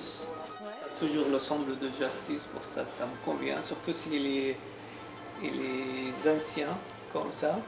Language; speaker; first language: French; non-native, fluent; Arabic